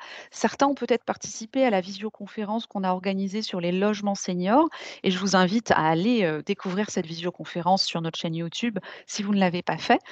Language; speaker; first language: French; native; French